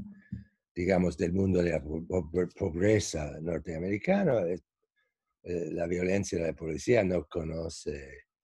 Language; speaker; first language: Spanish; non-native, fluent; English